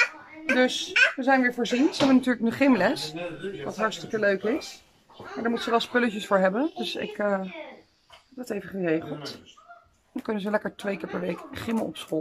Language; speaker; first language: Dutch; native; Dutch